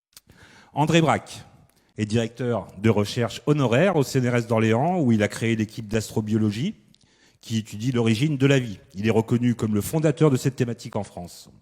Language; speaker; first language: French; native; French